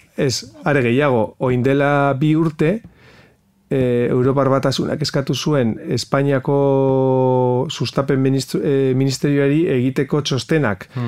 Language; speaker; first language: Basque; non-native, local second language; Spanish